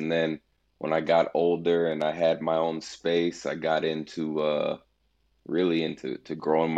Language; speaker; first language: English; native; English